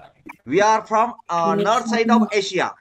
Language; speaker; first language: English; non-native, learner; Marathi